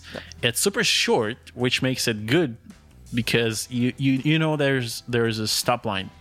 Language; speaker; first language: English; early bilingual, other home language; Russian